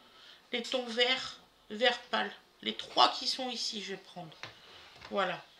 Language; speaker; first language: French; native; French